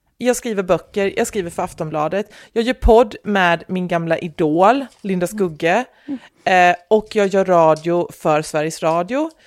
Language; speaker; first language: Swedish; native; Swedish